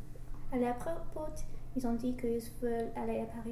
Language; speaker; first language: French; non-native, learner; English